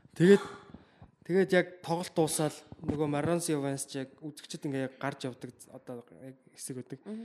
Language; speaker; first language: Mongolian; native; Mongolian